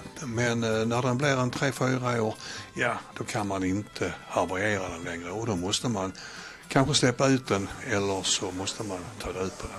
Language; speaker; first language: Swedish; native; Swedish